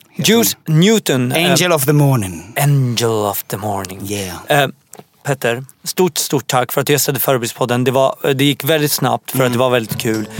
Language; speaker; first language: Swedish; native; Swedish